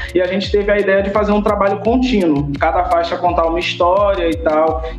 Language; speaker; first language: Portuguese; native; Portuguese